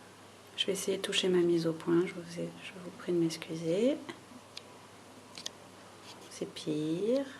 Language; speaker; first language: French; native; French